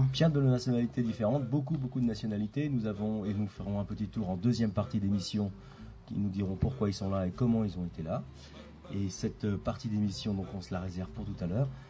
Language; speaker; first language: French; native; French